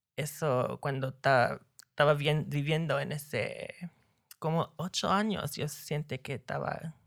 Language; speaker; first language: Spanish; early bilingual, heritage; Spanish